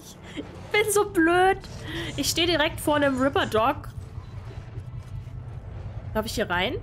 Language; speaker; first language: German; native; German